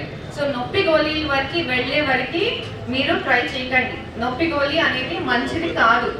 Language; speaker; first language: Telugu; native; Telugu